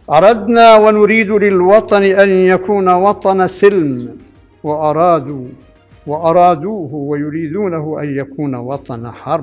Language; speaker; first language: Arabic; native; Arabic